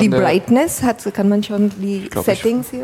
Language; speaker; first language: German; non-native, fluent; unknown